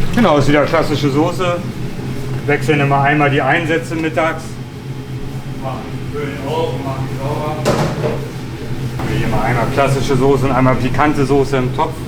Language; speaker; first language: German; native; German